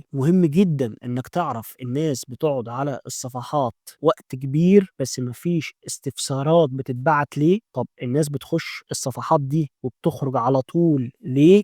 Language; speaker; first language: Arabic; native; Arabic